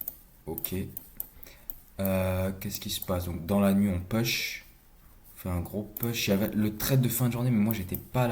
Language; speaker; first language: French; native; French